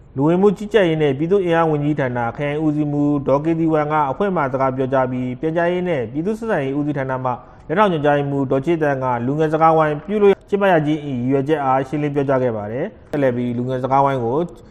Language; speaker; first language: Burmese; native; Burmese